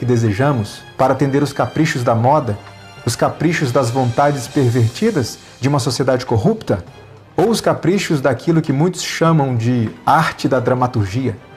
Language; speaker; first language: Portuguese; native; Portuguese